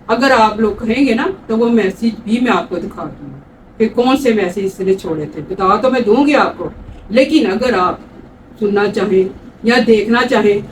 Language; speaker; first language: Urdu; non-native, local second language; Punjabi